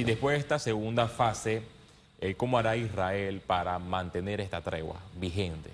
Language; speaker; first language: Spanish; native; Spanish